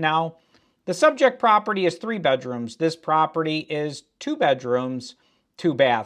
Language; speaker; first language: English; native; English